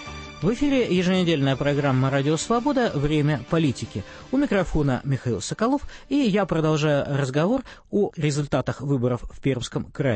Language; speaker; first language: Russian; native; Russian